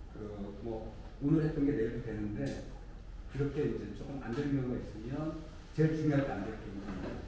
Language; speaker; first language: Korean; native; Korean